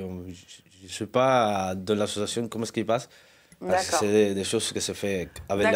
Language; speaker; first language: French; non-native, learner; Spanish